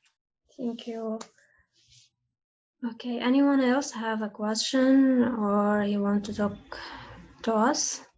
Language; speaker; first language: English; non-native, learner; Arabic